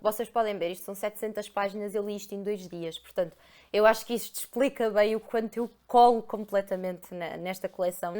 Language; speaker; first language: Portuguese; native; Portuguese